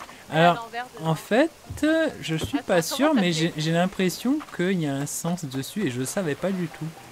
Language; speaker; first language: French; native; French